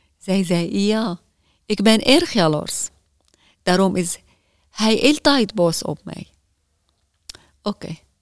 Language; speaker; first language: Dutch; non-native, learner; Arabic